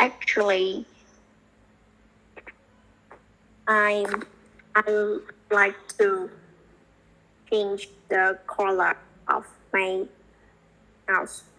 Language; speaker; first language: English; non-native, learner; Vietnamese